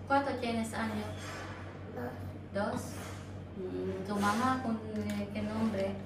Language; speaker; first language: Spanish; non-native, learner; Filipino